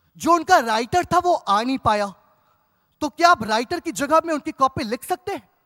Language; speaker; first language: Hindi; native; Hindi